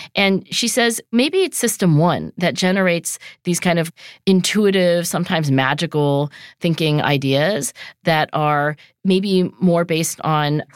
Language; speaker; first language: English; early bilingual, other home language; Chinese